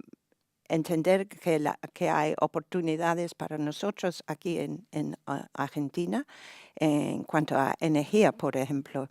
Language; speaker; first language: Spanish; non-native, fluent; English